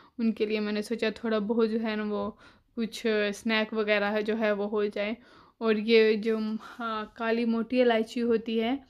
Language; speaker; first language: Urdu; native; Urdu